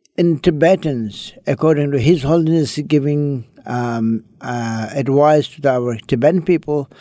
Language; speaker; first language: English; early bilingual, other home language; Chinese